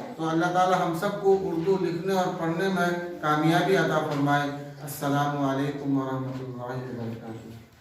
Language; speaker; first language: Hindi; native; Hindi